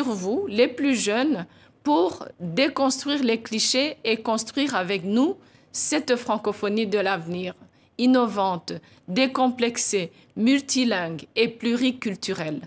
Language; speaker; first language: French; non-native, local second language; Kinyarwanda